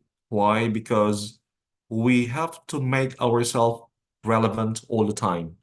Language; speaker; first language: English; non-native, fluent; Indonesian